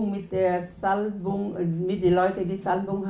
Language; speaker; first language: German; non-native, learner; Thai